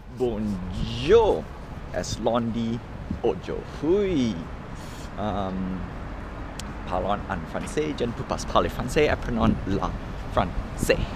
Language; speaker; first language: French; non-native, learner; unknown